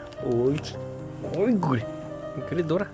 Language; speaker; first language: Korean; native; Korean